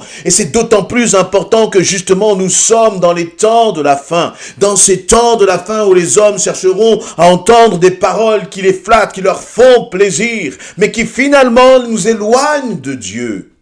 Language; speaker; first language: French; native; French